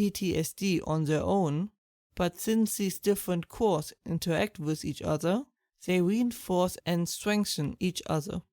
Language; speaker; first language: English; non-native, fluent; German